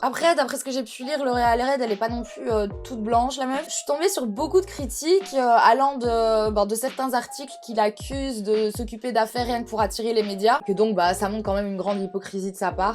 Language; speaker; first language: French; native; French